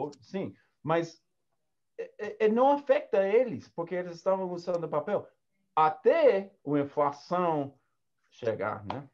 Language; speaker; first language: Portuguese; non-native, learner; English